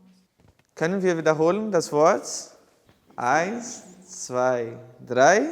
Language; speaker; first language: German; non-native, fluent; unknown